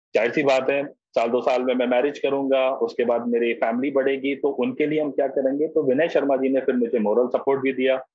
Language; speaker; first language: Hindi; native; Hindi